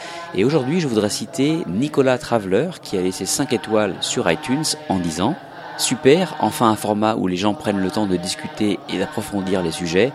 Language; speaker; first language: French; native; French